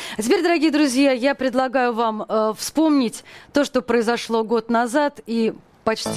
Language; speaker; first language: Russian; native; Russian